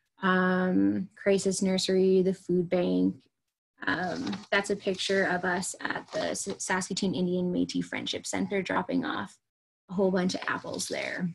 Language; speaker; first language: English; native; English